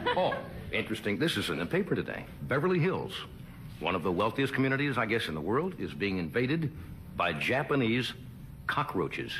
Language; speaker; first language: English; native; English